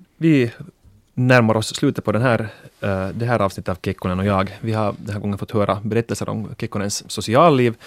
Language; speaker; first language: Swedish; native; Swedish